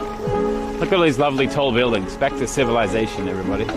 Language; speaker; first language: English; native; English